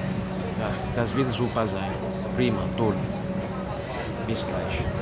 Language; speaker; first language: German; non-native, learner; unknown